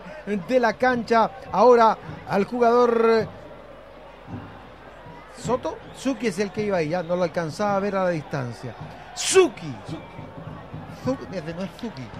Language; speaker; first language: Spanish; native; Spanish